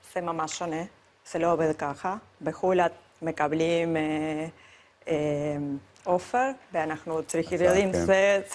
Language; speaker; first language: Hebrew; non-native, fluent; Spanish